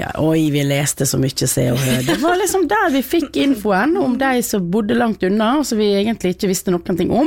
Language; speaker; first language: Norwegian; native; Norwegian